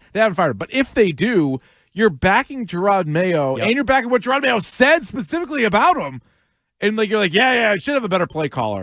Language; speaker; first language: English; native; English